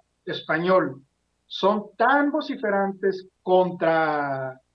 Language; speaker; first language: Spanish; native; Spanish